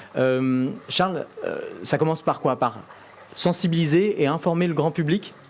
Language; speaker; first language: French; native; French